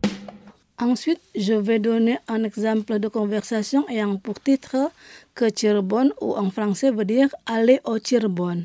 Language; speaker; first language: French; non-native, fluent; Indonesian